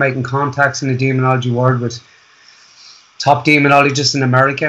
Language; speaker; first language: English; native; English